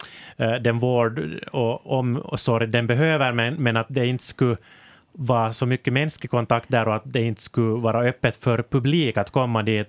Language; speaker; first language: Swedish; native; Swedish